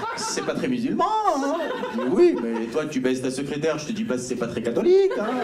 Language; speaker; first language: French; early bilingual, other home language; Arabic